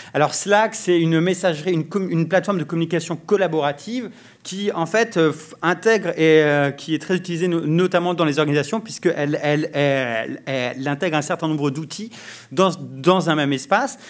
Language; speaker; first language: French; native; French